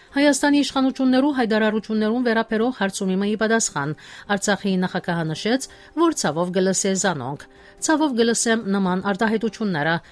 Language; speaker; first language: Armenian; early bilingual, heritage; Armenian